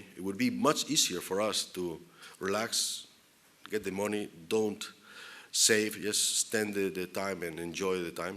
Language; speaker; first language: English; non-native, fluent; Spanish